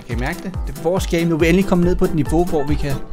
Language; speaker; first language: Danish; native; Danish